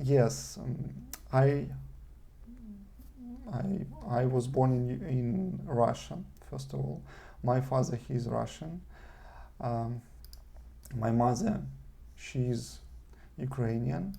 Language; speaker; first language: English; non-native, learner; Russian